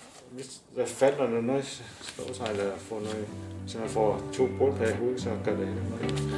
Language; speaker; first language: Danish; non-native, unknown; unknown